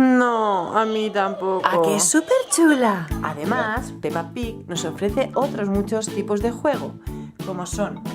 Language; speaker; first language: Spanish; native; Spanish